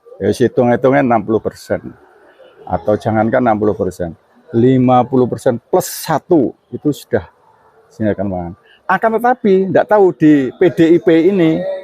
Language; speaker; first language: Indonesian; non-native, local second language; Javanese